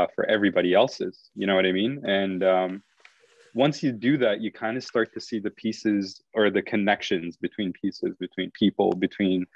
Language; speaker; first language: English; native; English